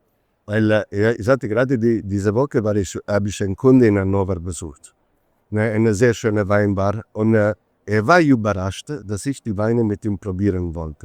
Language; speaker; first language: German; non-native, fluent; Italian